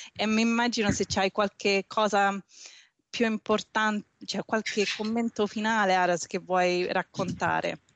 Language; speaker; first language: Italian; native; Italian